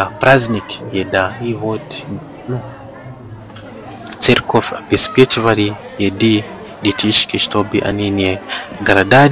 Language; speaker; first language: Russian; non-native, learner; Bemba